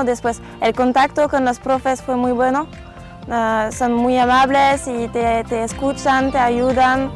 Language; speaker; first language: Spanish; non-native, fluent; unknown